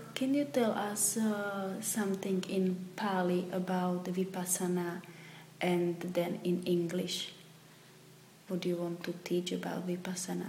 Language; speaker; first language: English; non-native, fluent; Slovak